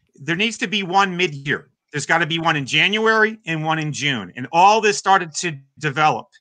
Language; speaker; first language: English; native; English